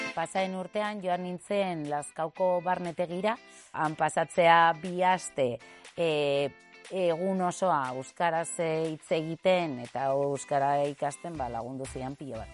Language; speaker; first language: Basque; non-native, local second language; Spanish